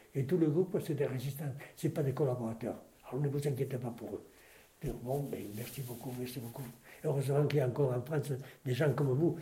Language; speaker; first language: French; non-native, fluent; Spanish